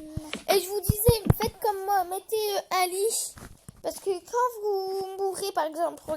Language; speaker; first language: French; native; French